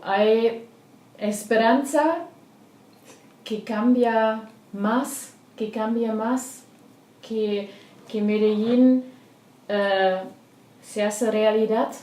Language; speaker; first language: Spanish; non-native, learner; German